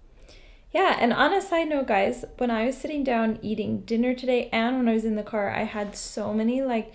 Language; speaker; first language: English; native; English